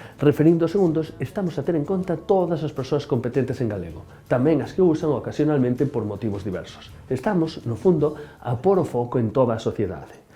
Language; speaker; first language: Galician; native; Galician